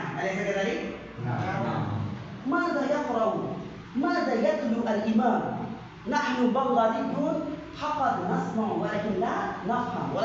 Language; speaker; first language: Arabic; non-native, fluent; Bangla